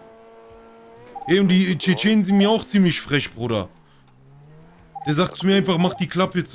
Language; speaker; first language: German; early bilingual, other home language; Turkish